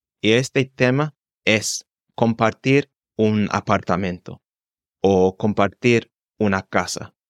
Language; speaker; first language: Spanish; non-native, fluent; English